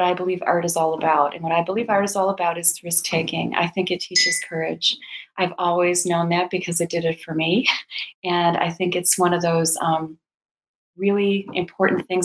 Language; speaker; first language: English; native; English